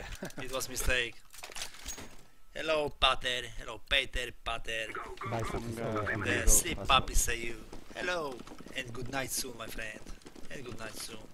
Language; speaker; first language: English; non-native, learner; Polish